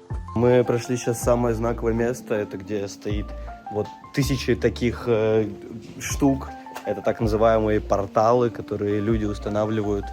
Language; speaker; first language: Russian; native; Russian